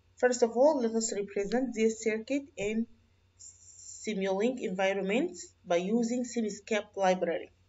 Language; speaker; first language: English; non-native, fluent; Arabic